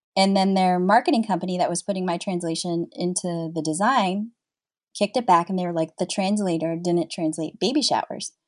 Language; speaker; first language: English; native; English